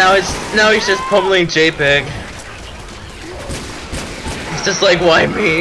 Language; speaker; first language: English; native; English